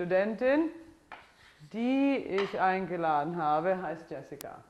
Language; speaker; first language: German; non-native, fluent; English